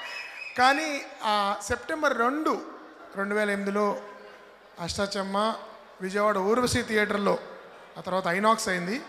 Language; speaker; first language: Telugu; native; Telugu